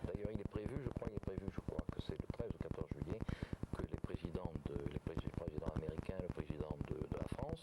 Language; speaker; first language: French; native; French